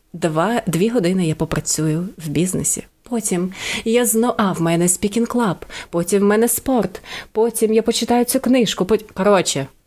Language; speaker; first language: Ukrainian; native; Ukrainian